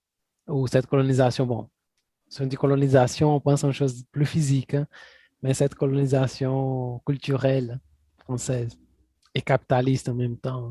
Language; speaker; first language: French; non-native, fluent; Portuguese